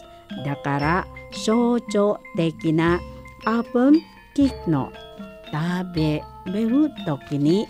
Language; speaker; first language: Japanese; non-native, fluent; Indonesian